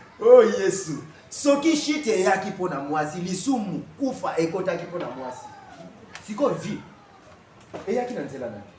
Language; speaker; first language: Lingala; non-native, local second language; Kongo